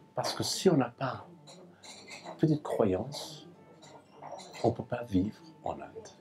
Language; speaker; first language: French; non-native, fluent; Persian